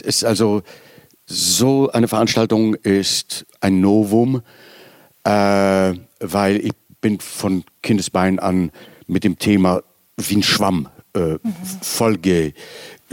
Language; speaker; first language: German; native; German